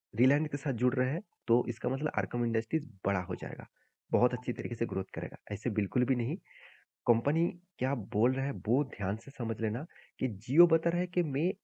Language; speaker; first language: Hindi; native; Hindi